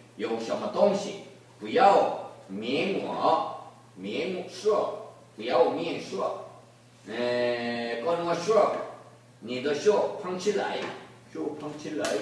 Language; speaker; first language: Chinese; non-native, learner; Korean